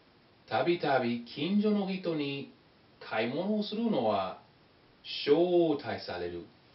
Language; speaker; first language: Japanese; non-native, learner; English